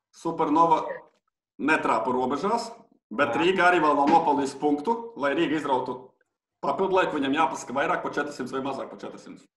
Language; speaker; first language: Latvian; non-native, local second language; Russian